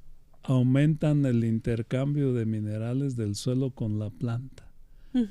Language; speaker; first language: Spanish; native; Spanish